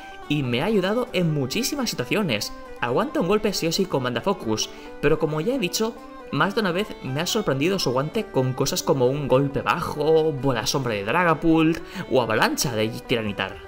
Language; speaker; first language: Spanish; native; Spanish